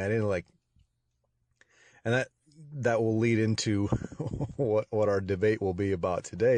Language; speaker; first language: English; native; English